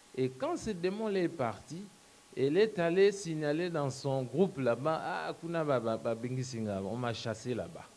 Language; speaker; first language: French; non-native, local second language; Lingala